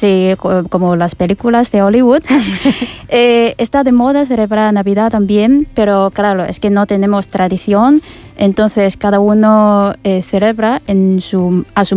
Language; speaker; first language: Spanish; non-native, fluent; Chinese